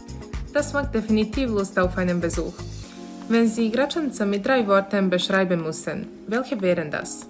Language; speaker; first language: German; non-native, learner; Bosnian